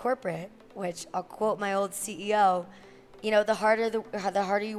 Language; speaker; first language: English; native; English